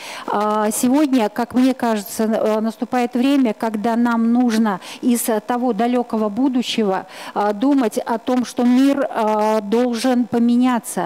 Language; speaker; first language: Russian; native; Russian